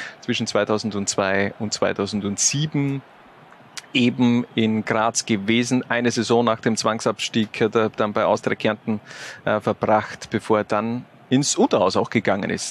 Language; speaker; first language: German; native; German